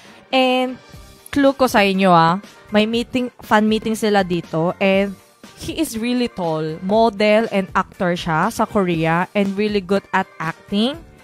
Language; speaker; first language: English; non-native, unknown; Korean